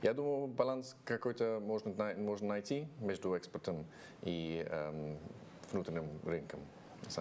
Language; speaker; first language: Russian; non-native, fluent; English